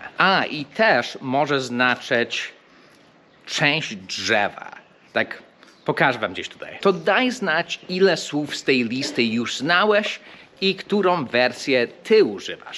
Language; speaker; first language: Polish; non-native, fluent; English